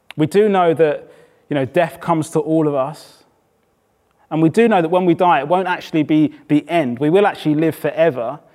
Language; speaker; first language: English; native; English